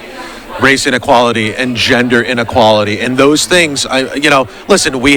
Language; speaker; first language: English; native; English